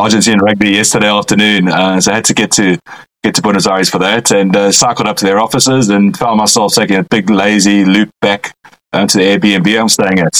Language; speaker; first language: English; native; English